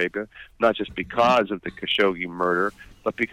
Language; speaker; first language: English; native; English